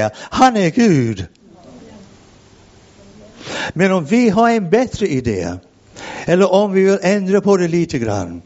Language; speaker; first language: Swedish; non-native, fluent; English